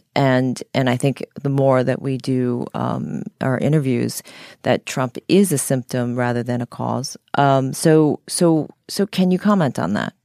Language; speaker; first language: English; native; English